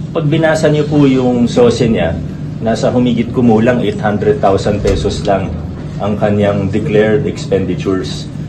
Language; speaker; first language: Filipino; native; Filipino